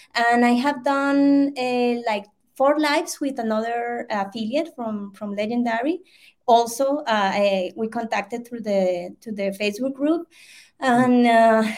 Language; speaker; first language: English; non-native, fluent; Spanish